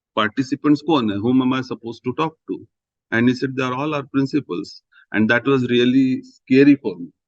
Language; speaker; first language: English; non-native, local second language; Marathi